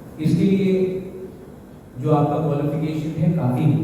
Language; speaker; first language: Hindi; non-native, local second language; Kok Borok